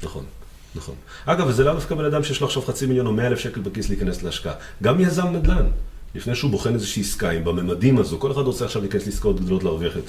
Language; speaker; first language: Hebrew; native; Hebrew